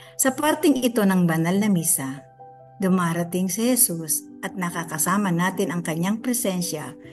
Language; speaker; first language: Filipino; native; Filipino